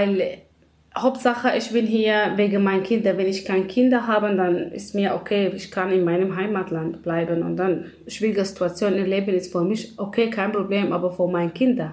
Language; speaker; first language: German; non-native, learner; Kurdish